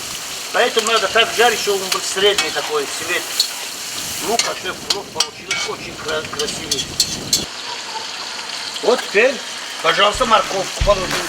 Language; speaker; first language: Russian; non-native, local second language; Tajik